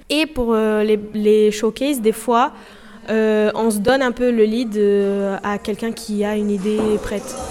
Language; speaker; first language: French; non-native, fluent; Portuguese